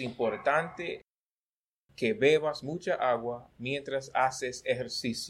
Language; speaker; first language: Spanish; non-native, learner; English